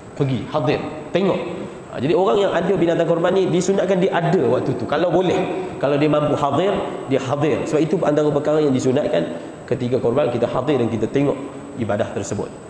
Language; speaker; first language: Malay; native; Malay